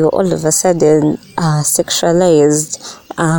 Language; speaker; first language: English; non-native, local second language; Ganda